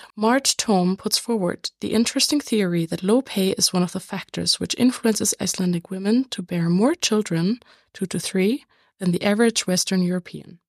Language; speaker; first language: English; non-native, fluent; German